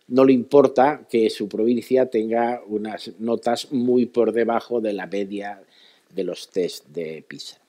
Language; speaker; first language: Spanish; native; Spanish